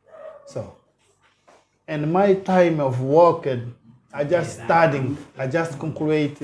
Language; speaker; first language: English; non-native, learner; Portuguese